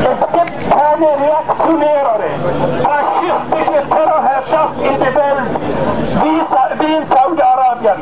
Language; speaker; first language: German; non-native, fluent; Arabic